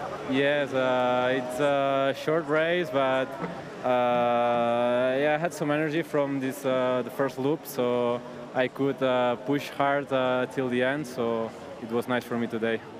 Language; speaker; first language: English; non-native, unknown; Catalan